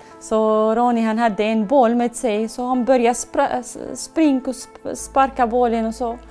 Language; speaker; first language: Swedish; non-native, learner; Arabic